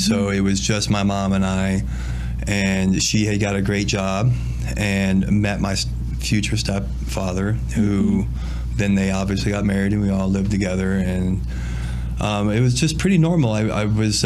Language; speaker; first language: English; native; English